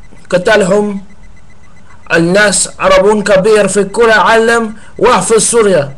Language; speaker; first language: Arabic; non-native, learner; English